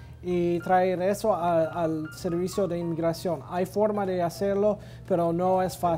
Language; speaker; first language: Spanish; non-native, fluent; English